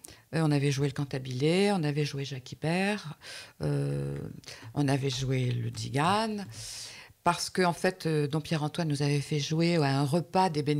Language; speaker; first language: French; native; French